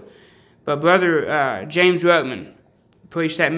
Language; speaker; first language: English; native; English